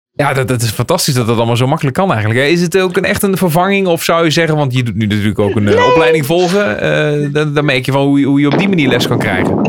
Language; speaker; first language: Dutch; native; Dutch